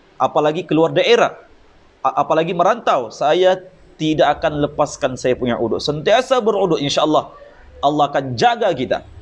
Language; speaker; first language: Malay; native; Malay